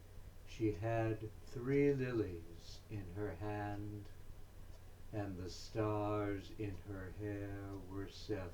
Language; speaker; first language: English; native; English